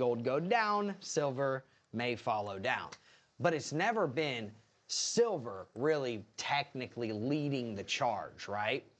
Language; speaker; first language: English; native; English